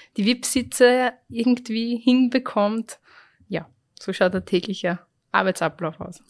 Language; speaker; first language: German; native; German